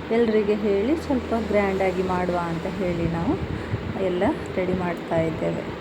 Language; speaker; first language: Kannada; non-native, local second language; Konkani